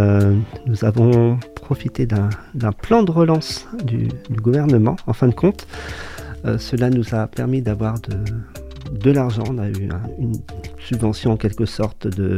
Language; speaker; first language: French; native; French